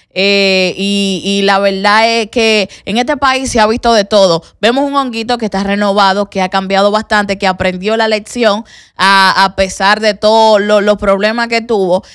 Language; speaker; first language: Spanish; native; Spanish